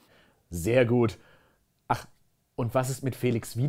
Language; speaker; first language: German; native; German